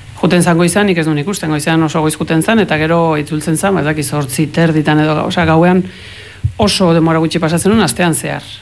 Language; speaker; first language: Basque; early bilingual, heritage; Spanish